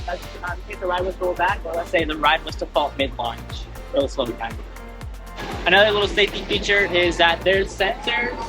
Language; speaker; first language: English; native; English